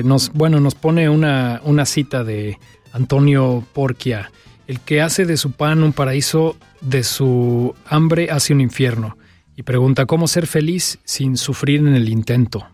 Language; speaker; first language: Spanish; native; Spanish